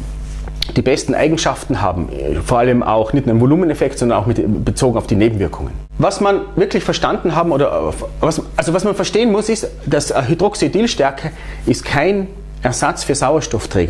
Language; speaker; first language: German; native; German